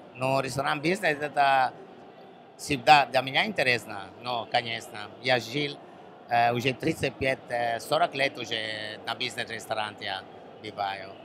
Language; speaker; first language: Russian; non-native, learner; Italian